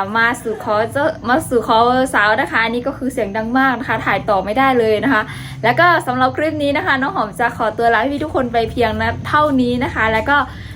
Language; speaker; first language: Thai; native; Thai